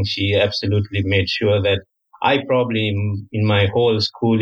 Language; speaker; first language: English; non-native, local second language; Tamil